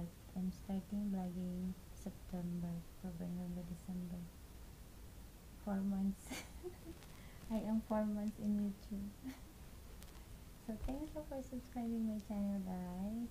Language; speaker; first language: English; non-native, local second language; Cebuano